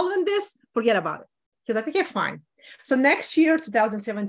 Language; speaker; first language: English; non-native, fluent; Russian